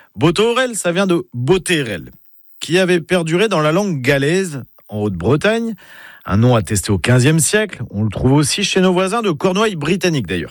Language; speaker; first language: French; native; French